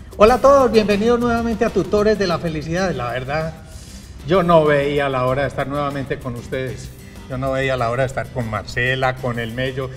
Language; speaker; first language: Spanish; native; Spanish